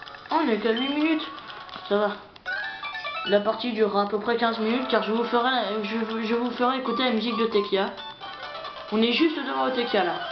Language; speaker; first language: French; native; French